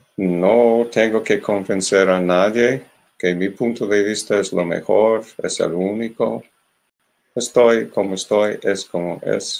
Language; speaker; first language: Spanish; non-native, learner; English